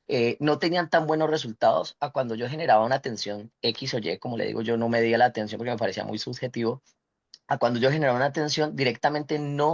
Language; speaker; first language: Spanish; native; Spanish